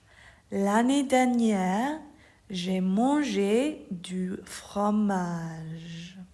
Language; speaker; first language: French; non-native, fluent; English